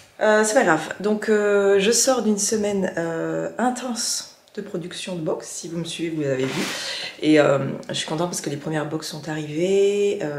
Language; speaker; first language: French; native; French